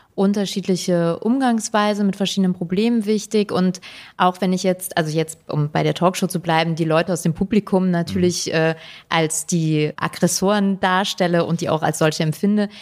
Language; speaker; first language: German; native; German